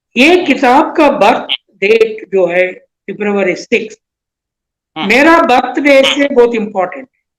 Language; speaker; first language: Hindi; non-native, local second language; Telugu